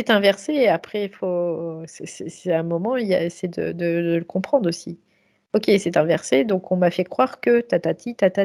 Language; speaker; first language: French; native; French